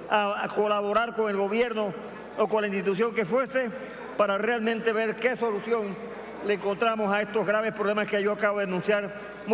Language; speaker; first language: Spanish; native; Spanish